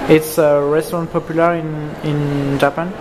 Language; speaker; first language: English; non-native, learner; French